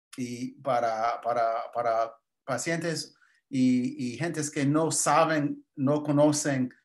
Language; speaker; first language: Spanish; early bilingual, heritage; English